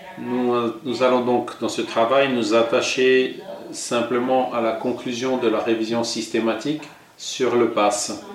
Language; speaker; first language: French; non-native, fluent; Portuguese